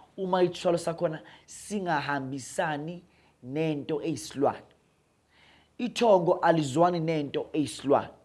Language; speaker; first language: Zulu; non-native, local second language; Northern Sotho